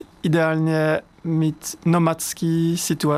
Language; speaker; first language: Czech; non-native, learner; French